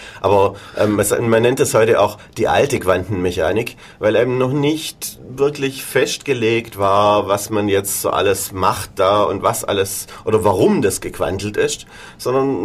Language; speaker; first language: German; native; German